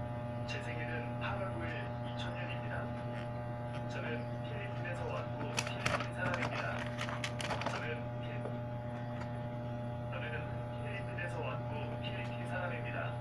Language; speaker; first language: Korean; non-native, learner; Filipino